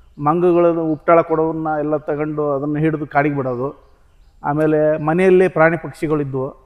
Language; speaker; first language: Kannada; native; Kannada